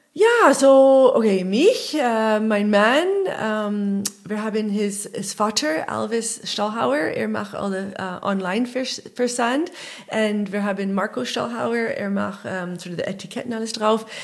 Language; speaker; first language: German; non-native, learner; English